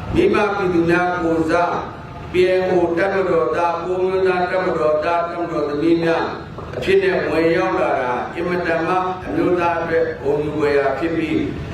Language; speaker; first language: Burmese; non-native, local second language; Pa'o Karen